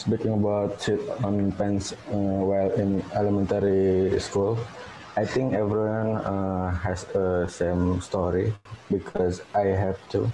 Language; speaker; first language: English; non-native, learner; Indonesian